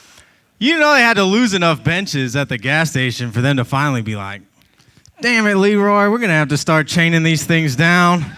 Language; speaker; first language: English; native; English